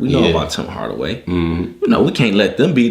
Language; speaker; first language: English; native; English